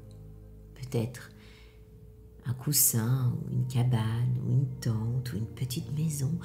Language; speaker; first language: French; native; French